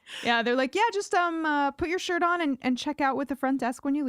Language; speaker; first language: English; native; English